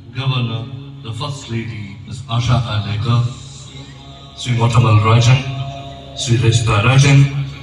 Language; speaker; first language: English; non-native, local second language; Malayalam